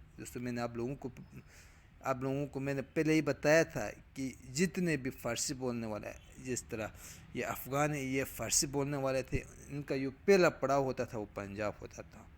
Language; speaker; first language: Urdu; non-native, local second language; Punjabi